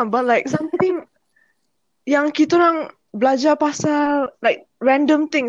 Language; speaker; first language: English; non-native, local second language; Malay